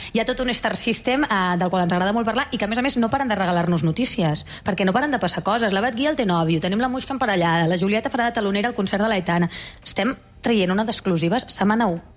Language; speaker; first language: Catalan; native; Catalan